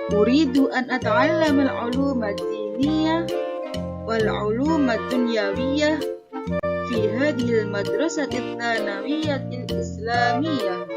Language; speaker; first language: Arabic; non-native, fluent; Indonesian